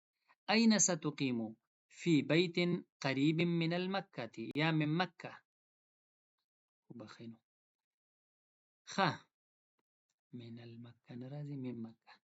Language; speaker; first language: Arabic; non-native, fluent; Pashto